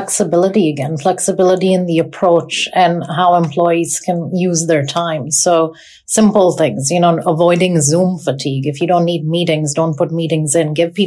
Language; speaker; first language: English; non-native, local second language; Urdu